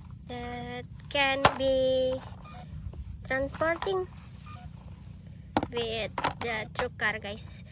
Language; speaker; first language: English; non-native, learner; Indonesian